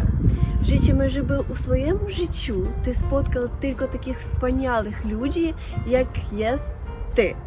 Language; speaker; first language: Polish; non-native, fluent; Russian